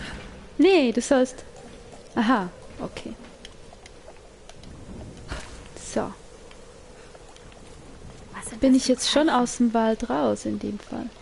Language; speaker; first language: German; native; German